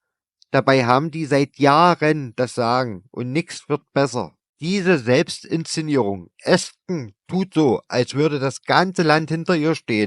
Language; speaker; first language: German; native; German